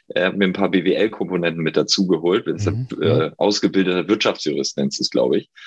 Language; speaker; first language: German; native; German